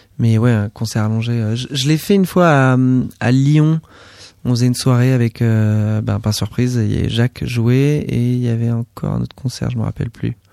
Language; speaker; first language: French; native; French